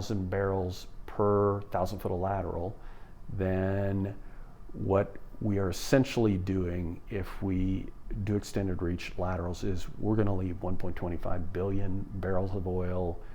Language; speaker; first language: English; native; English